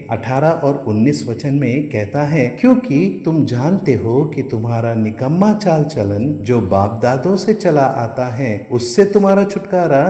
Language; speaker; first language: Hindi; native; Hindi